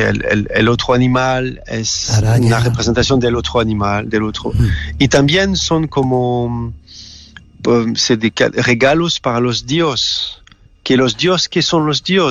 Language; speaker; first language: Spanish; non-native, fluent; French